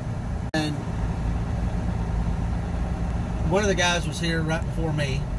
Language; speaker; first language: English; native; English